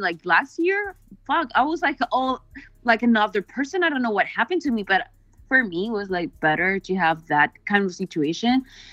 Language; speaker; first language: English; non-native, fluent; Spanish